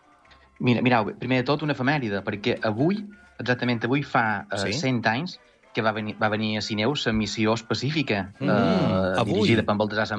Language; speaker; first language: Catalan; native; Catalan